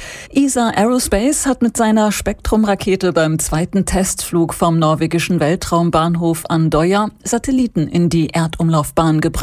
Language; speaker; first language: German; native; German